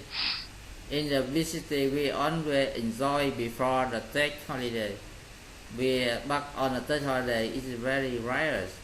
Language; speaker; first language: English; non-native, learner; Vietnamese